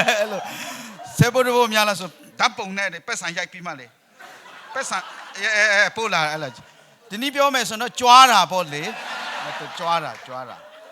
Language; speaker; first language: Burmese; non-native, local second language; Kachin